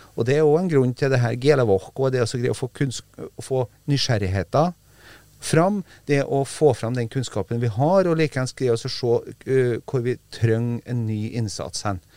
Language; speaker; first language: Norwegian; native; Norwegian